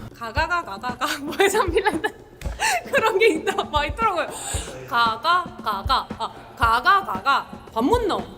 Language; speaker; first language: Korean; non-native, fluent; Ukrainian